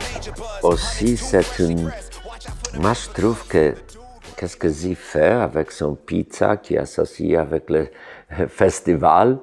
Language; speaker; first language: French; non-native, learner; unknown